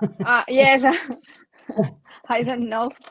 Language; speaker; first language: English; non-native, learner; Spanish